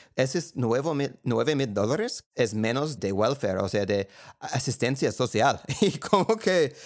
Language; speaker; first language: Spanish; non-native, fluent; English